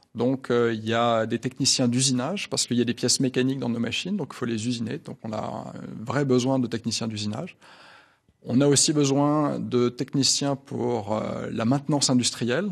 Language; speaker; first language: French; native; French